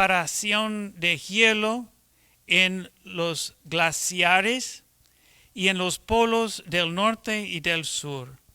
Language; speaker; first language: Spanish; non-native, fluent; English